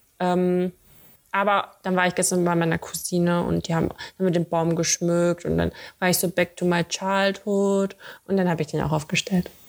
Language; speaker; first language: German; early bilingual, other home language; Russian